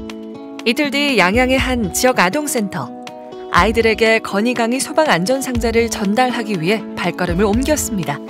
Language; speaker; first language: Korean; native; Korean